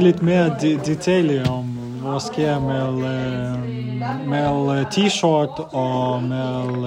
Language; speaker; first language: Danish; non-native, learner; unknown